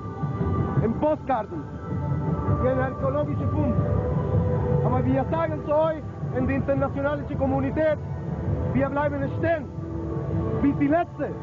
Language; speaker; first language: German; non-native, learner; Spanish